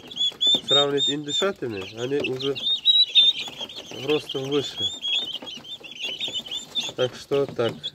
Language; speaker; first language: Russian; non-native, learner; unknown